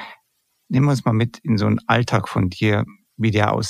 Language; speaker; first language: German; native; German